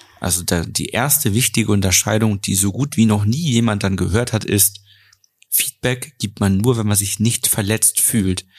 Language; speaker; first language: German; native; German